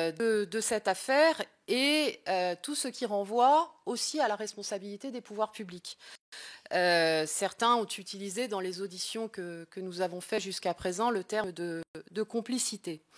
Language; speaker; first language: French; native; French